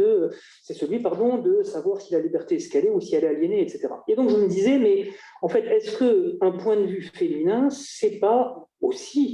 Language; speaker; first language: French; native; French